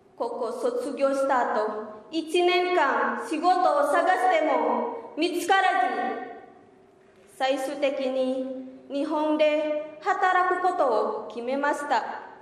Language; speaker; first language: Japanese; non-native, fluent; Indonesian